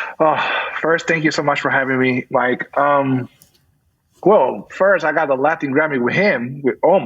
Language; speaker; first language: English; non-native, fluent; Spanish